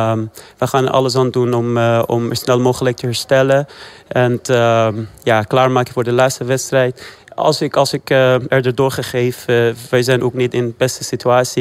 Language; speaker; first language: Dutch; early bilingual, other home language; Persian